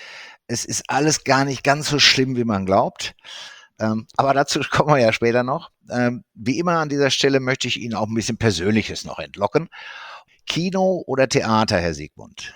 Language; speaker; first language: German; native; German